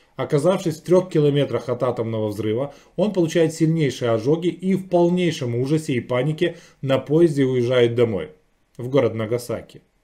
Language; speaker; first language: Russian; native; Russian